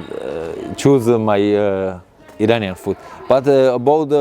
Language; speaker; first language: English; non-native, learner; Persian